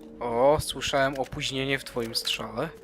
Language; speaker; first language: Polish; native; Polish